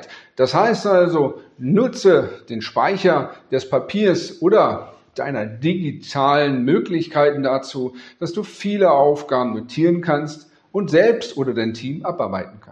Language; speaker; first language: German; native; German